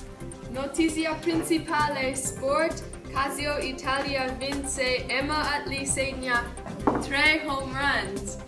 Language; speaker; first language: Italian; non-native, learner; English